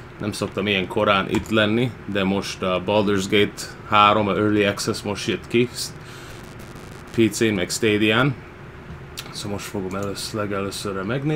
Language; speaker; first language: Hungarian; early bilingual, heritage; Hungarian